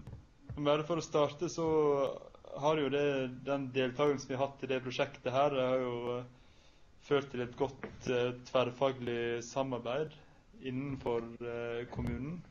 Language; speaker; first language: Norwegian; native; Norwegian